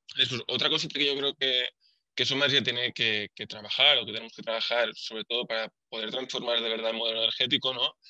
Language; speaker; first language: Spanish; native; Spanish